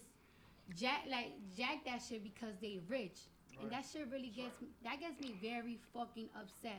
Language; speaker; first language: English; early bilingual, other home language; Spanish